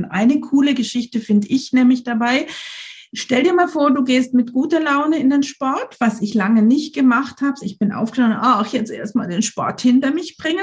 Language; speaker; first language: German; native; German